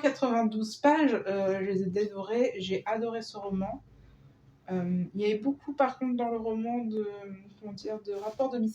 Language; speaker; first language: French; native; French